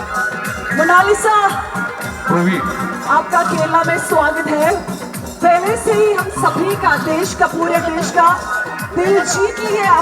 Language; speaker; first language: Hindi; non-native, local second language; Malayalam